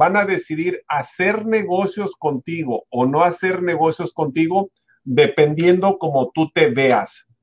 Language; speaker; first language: Spanish; native; Spanish